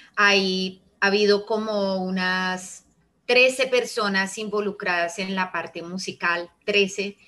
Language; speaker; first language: Spanish; early bilingual, heritage; Italian